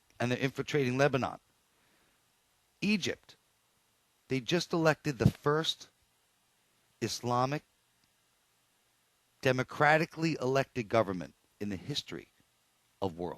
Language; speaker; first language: English; native; English